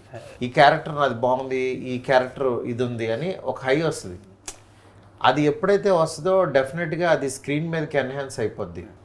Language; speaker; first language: Telugu; native; Telugu